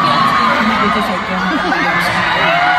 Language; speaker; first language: Chinese; native; Chinese